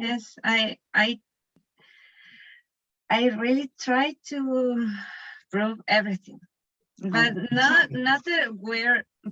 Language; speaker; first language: English; non-native, learner; Spanish